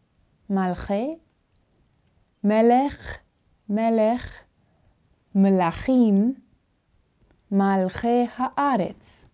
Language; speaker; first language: Hebrew; non-native, fluent; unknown